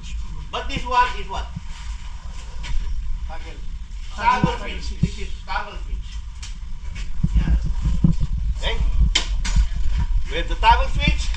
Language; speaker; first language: English; non-native, local second language; Filipino